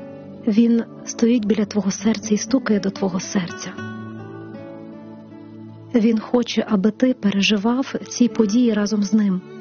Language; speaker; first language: Ukrainian; native; Ukrainian